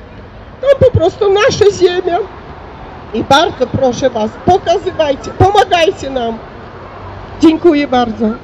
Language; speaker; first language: Polish; early bilingual, heritage; Polish